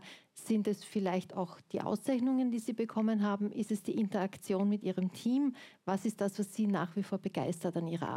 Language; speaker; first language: German; native; German